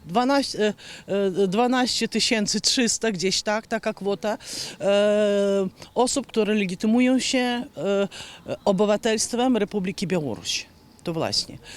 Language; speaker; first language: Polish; non-native, fluent; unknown